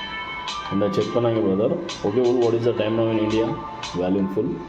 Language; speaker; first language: Tamil; non-native, learner; Kannada